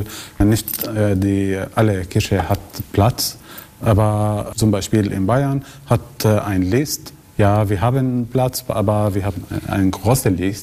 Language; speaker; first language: German; non-native, learner; Arabic